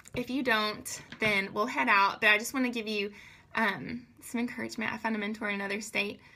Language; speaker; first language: English; native; English